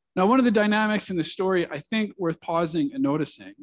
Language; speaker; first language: English; native; English